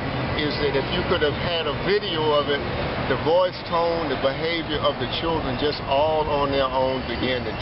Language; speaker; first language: English; native; English